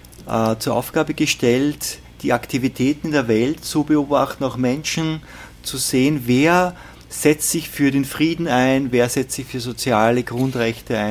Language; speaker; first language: German; native; German